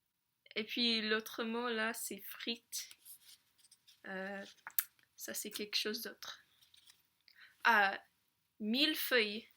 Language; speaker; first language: French; non-native, fluent; English